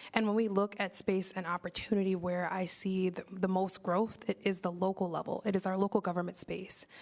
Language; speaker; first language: English; native; English